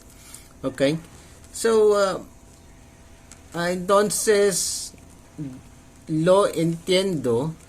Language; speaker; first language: Spanish; non-native, learner; Filipino